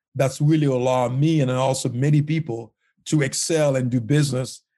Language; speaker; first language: English; non-native, fluent; Haitian Creole